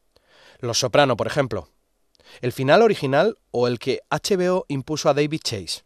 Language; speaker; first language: Spanish; native; Spanish